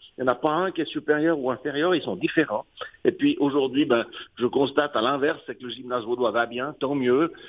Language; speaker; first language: French; native; French